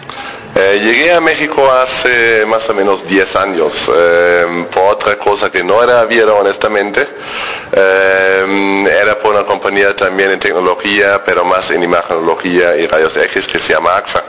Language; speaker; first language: Spanish; non-native, fluent; German